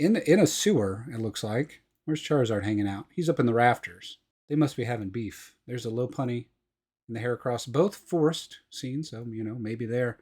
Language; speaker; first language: English; native; English